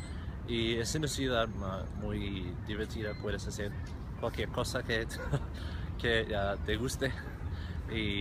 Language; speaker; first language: Spanish; non-native, fluent; English